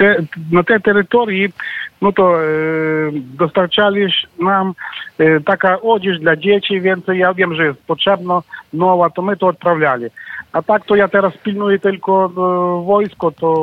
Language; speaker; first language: Polish; non-native, learner; Ukrainian